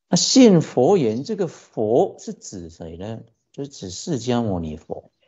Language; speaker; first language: Chinese; native; Chinese